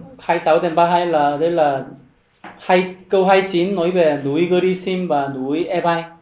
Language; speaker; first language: Vietnamese; non-native, learner; Korean